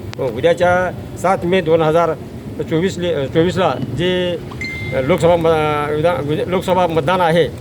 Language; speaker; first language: Marathi; non-native, local second language; Lambadi